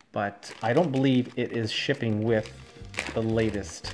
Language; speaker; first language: English; native; English